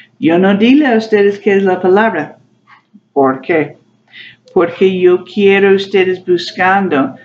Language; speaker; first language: Spanish; non-native, learner; English